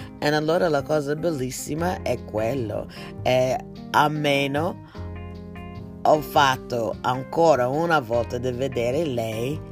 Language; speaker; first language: Italian; non-native, learner; English